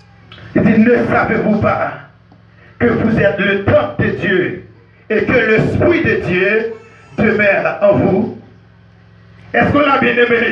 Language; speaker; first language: French; non-native, local second language; Haitian Creole